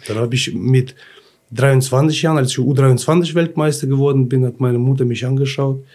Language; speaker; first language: German; early bilingual, other home language; Russian